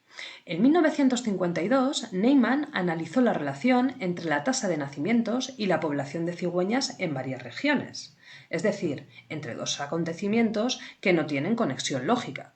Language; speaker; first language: Spanish; native; Spanish